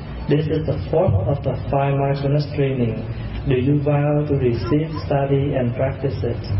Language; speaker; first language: English; non-native, fluent; Vietnamese